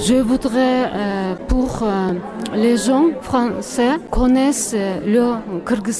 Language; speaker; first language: French; non-native, learner; Kyrgyz